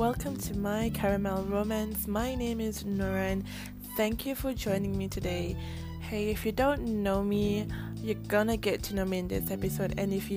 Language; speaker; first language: English; native; English